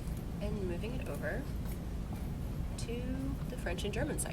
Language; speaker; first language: English; native; English